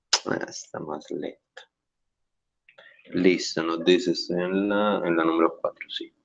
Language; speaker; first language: Spanish; native; Spanish